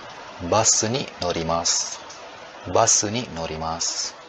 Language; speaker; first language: Japanese; non-native, fluent; Indonesian